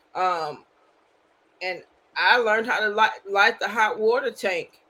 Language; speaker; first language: English; native; English